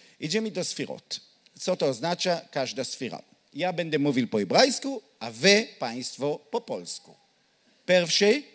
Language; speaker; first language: Polish; non-native, learner; Hebrew